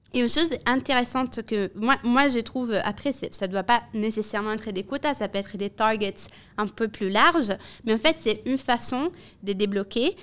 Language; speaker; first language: French; non-native, fluent; Italian